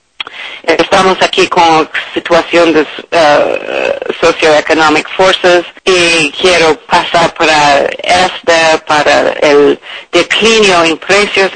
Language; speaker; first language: Spanish; non-native, learner; English